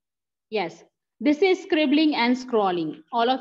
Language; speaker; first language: English; non-native, local second language; Marathi